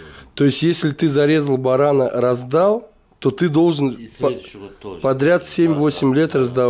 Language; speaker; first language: Russian; native; Russian